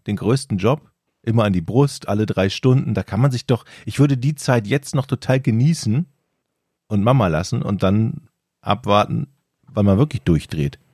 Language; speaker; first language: German; native; German